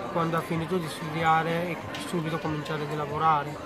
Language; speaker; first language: Italian; non-native, fluent; Bangla